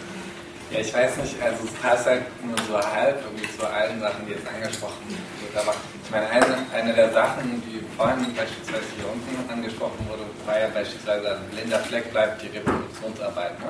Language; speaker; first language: German; native; German